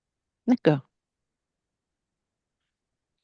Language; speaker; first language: French; native; French